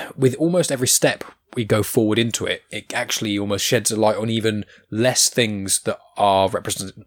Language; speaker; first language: English; native; English